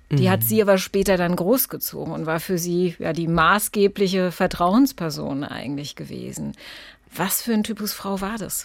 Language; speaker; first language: German; native; German